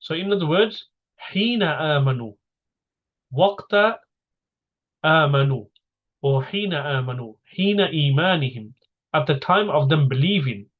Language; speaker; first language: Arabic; non-native, fluent; English